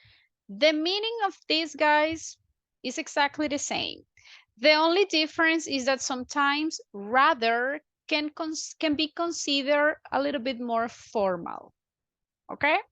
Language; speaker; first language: English; non-native, fluent; Spanish